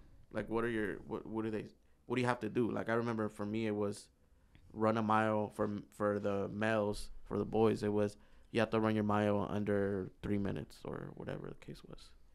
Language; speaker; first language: English; early bilingual, other home language; Spanish